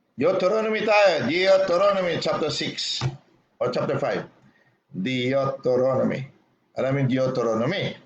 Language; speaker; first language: Filipino; non-native, local second language; Hiligaynon